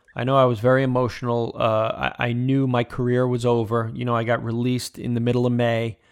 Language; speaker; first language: English; native; English